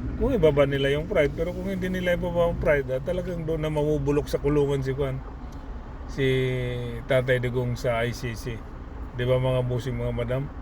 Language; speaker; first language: Filipino; non-native, local second language; Cebuano